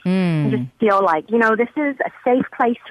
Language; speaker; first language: English; native; English